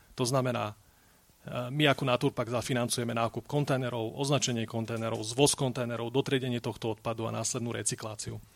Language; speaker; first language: Slovak; native; Slovak